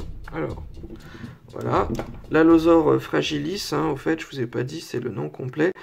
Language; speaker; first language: French; native; French